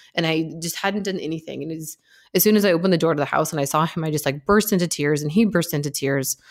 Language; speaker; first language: English; native; English